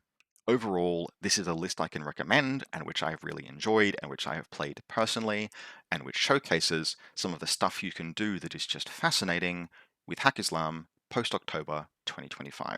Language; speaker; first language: English; native; English